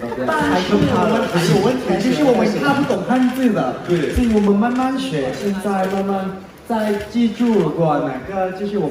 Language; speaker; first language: Chinese; non-native, learner; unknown